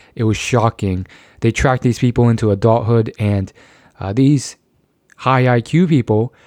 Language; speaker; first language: English; native; English